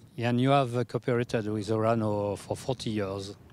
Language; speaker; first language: English; non-native, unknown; French